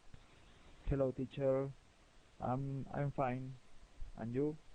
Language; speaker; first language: English; non-native, learner; Spanish